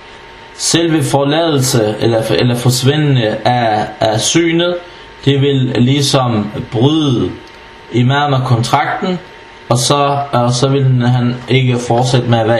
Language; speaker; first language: Danish; non-native, fluent; Arabic